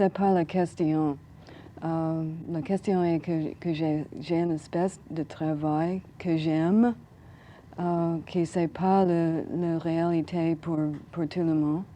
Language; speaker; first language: French; non-native, learner; English